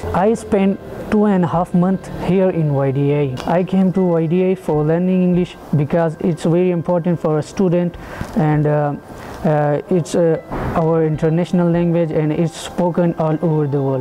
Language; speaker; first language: English; non-native, learner; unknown